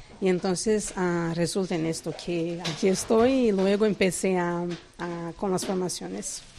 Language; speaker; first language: Spanish; non-native, fluent; Portuguese